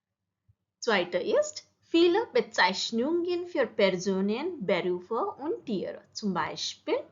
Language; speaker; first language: German; non-native, fluent; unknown